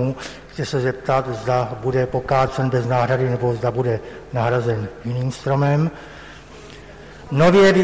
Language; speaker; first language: Czech; native; Czech